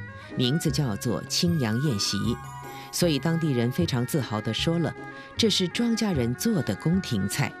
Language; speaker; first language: Chinese; native; Chinese